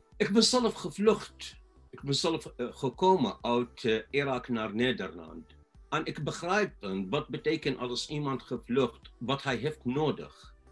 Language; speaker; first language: Dutch; non-native, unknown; Arabic